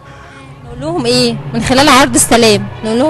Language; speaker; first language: Arabic; native; Arabic